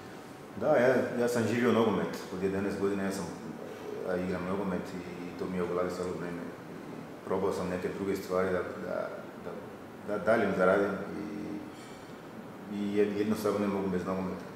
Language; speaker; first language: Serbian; non-native, fluent; Portuguese